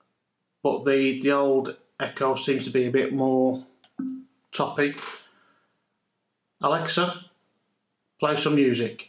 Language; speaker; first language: English; native; English